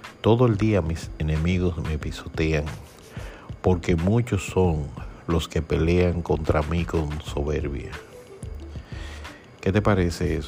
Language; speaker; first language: Spanish; native; Spanish